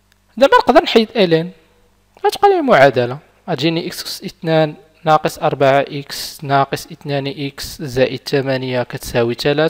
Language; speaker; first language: Arabic; native; Arabic